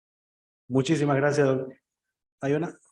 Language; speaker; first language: Spanish; native; Spanish